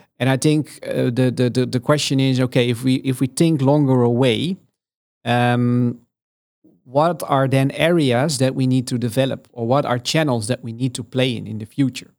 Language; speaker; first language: English; non-native, fluent; Dutch